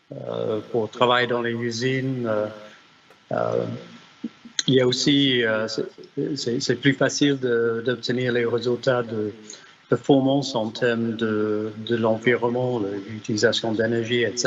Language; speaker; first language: French; non-native, fluent; English